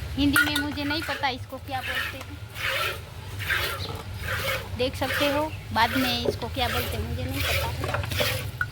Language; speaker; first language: Hindi; non-native, local second language; Gujarati